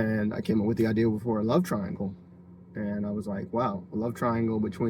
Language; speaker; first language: English; native; English